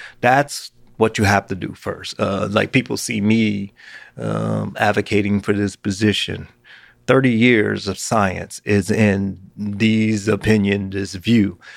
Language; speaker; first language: English; native; English